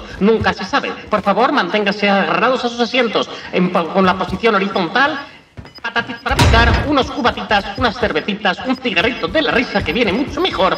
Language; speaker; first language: Spanish; native; Spanish